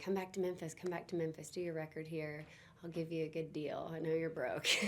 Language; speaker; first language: English; native; English